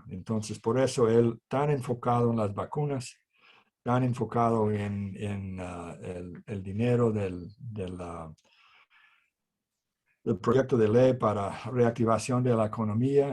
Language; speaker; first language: Spanish; non-native, fluent; English